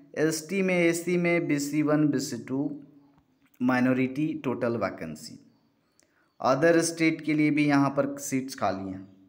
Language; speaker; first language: Hindi; native; Hindi